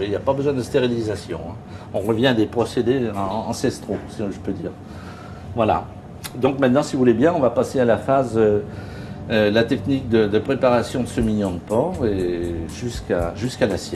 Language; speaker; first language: French; native; French